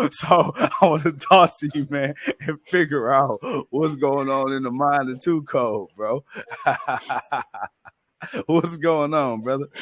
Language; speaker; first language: English; native; English